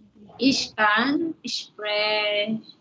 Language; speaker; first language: German; non-native, learner; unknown